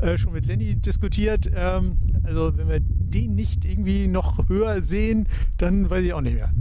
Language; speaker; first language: German; native; German